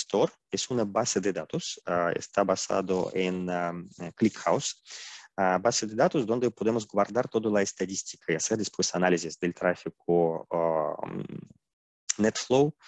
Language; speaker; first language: Spanish; non-native, fluent; Russian